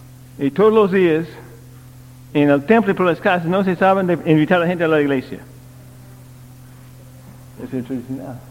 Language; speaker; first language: Spanish; non-native, learner; English